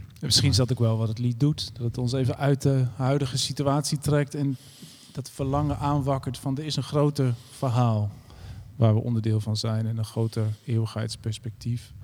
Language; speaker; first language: Dutch; native; Dutch